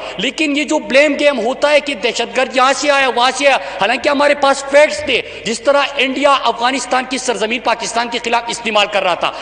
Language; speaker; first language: Urdu; non-native, local second language; Pashto